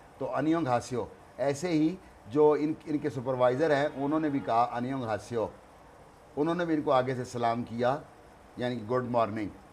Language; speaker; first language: Urdu; non-native, local second language; Punjabi